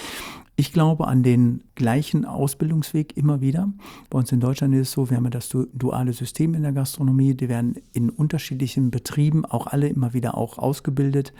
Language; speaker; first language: German; native; German